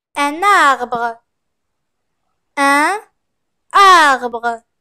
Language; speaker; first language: French; non-native, fluent; Arabic